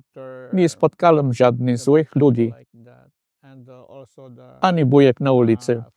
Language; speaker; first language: Polish; non-native, fluent; Filipino